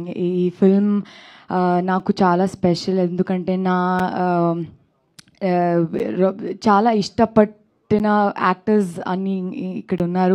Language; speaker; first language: Telugu; non-native, learner; Kannada